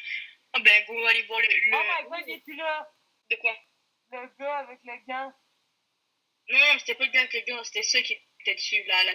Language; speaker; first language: French; native; French